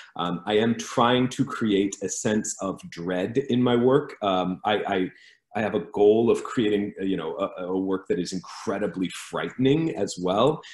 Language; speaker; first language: English; native; English